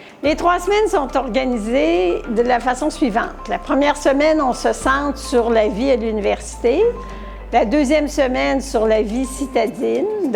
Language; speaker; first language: French; native; French